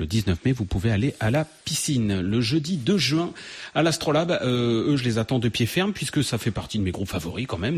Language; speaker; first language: French; native; French